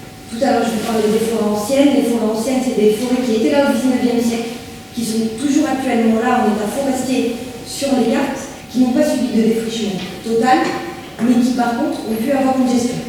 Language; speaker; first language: French; native; French